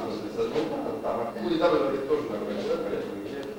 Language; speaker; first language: Russian; native; Russian